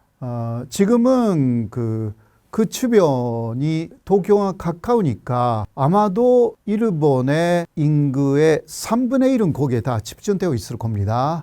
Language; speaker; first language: Korean; non-native, fluent; Japanese